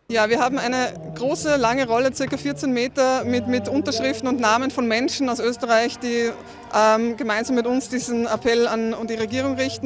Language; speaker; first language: German; native; German